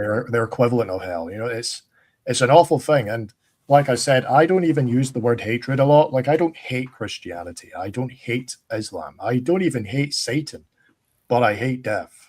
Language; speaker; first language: English; native; English